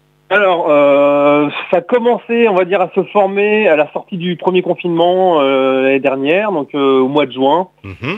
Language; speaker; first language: French; native; French